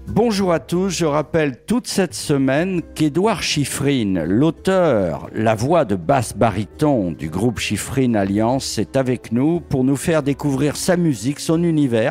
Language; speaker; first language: French; native; French